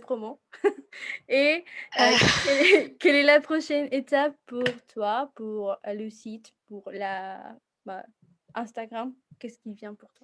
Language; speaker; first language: French; non-native, fluent; Spanish